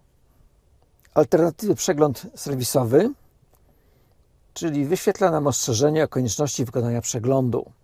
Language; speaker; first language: Polish; native; Polish